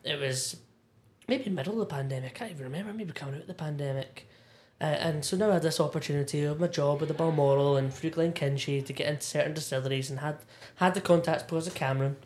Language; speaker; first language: English; native; English